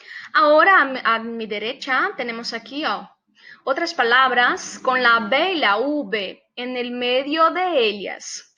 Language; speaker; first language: Spanish; non-native, fluent; Portuguese